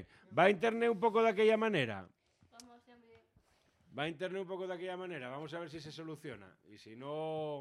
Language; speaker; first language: Spanish; native; Spanish